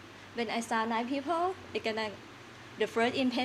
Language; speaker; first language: English; non-native, learner; Thai